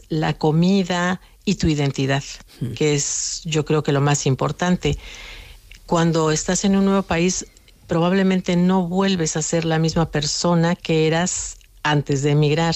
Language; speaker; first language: Spanish; native; Spanish